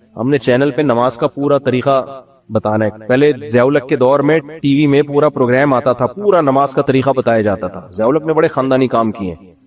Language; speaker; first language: Urdu; native; Urdu